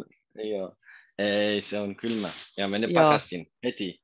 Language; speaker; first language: Finnish; non-native, learner; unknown